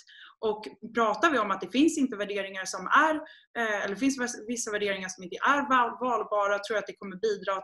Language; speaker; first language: Swedish; native; Swedish